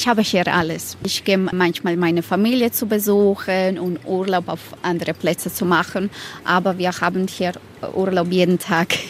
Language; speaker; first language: German; non-native, fluent; Croatian